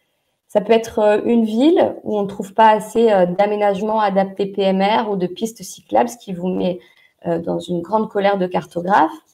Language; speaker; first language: French; native; French